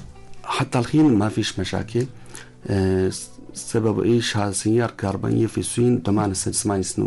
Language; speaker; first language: Arabic; non-native, learner; Chinese